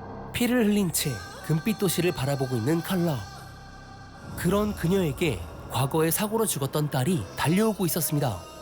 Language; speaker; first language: Korean; native; Korean